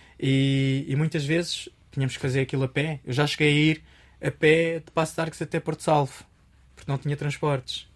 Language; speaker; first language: Portuguese; early bilingual, other home language; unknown